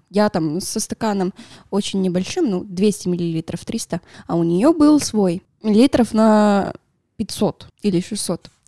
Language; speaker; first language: Russian; non-native, fluent; Spanish